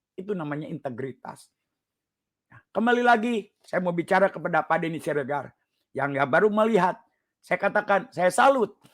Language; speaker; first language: Indonesian; native; Indonesian